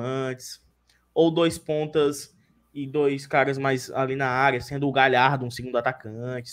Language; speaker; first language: Portuguese; native; Portuguese